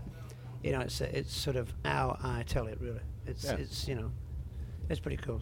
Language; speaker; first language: English; native; English